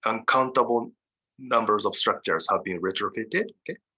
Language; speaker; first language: English; non-native, fluent; Japanese